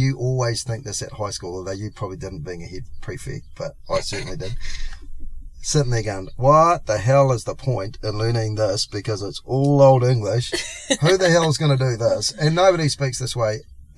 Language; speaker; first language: English; native; English